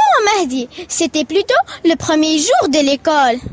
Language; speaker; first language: French; non-native, learner; Arabic